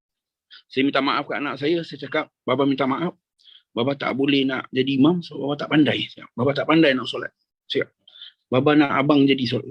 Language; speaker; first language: Indonesian; non-native, local second language; Malay